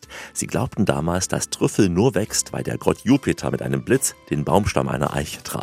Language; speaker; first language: German; native; German